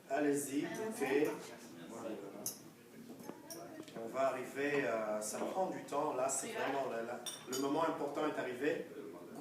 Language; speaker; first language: French; non-native, fluent; Hebrew